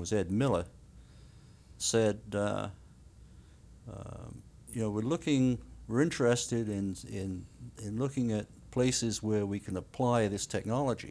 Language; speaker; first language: English; native; English